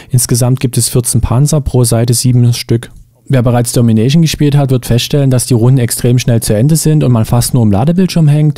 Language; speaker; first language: German; native; German